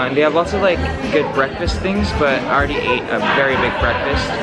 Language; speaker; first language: English; early bilingual, other home language; Korean